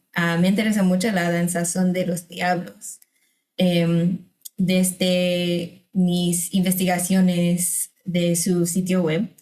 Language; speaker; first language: Spanish; non-native, fluent; English